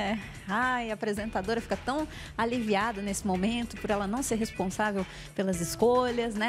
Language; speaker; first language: Portuguese; native; Portuguese